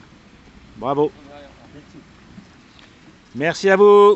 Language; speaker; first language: French; native; French